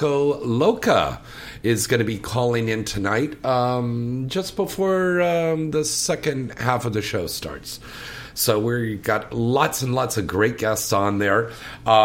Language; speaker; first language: English; native; English